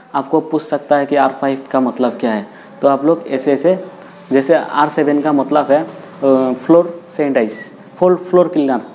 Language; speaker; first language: Hindi; non-native, local second language; Assamese